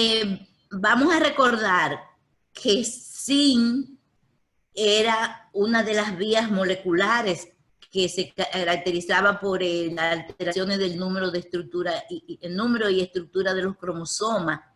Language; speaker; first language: Spanish; native; Spanish